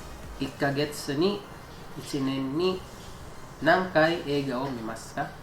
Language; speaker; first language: Japanese; non-native, fluent; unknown